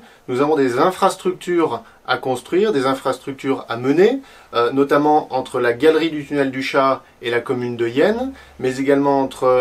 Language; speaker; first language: French; native; French